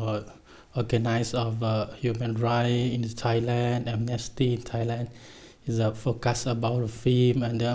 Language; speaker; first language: English; non-native, learner; Thai